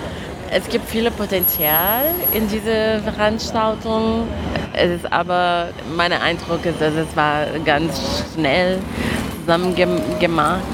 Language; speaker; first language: German; non-native, fluent; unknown